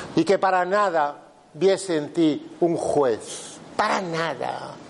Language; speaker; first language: Spanish; native; Spanish